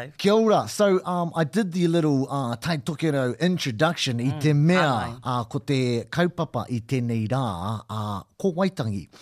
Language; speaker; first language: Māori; non-native, local second language; English